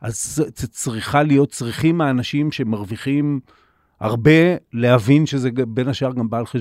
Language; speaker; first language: Hebrew; native; Hebrew